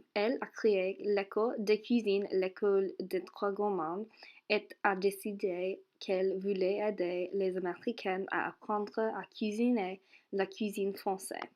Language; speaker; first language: French; non-native, learner; English